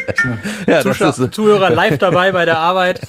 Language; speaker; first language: German; native; German